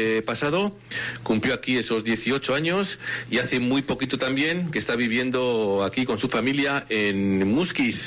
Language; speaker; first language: Spanish; native; Spanish